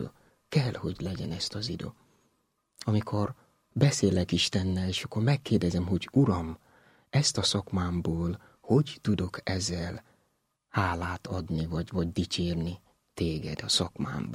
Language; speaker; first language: Hungarian; non-native, fluent; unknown